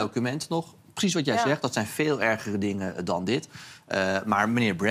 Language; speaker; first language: Dutch; native; Dutch